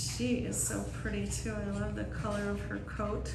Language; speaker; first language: English; native; English